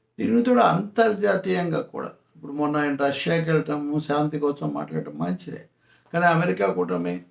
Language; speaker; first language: Telugu; native; Telugu